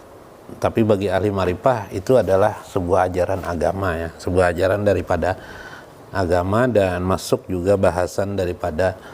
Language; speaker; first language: Indonesian; native; Indonesian